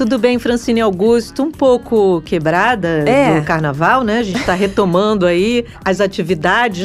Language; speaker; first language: Portuguese; native; Portuguese